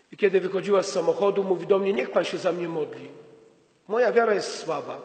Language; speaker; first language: Polish; native; Polish